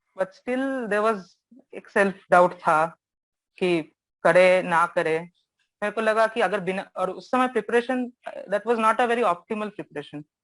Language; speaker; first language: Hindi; non-native, local second language; Bangla